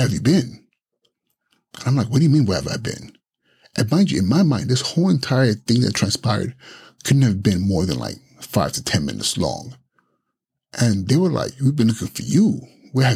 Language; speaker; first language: English; non-native, local second language; Igbo